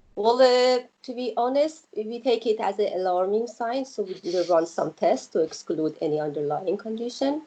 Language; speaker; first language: English; non-native, fluent; Persian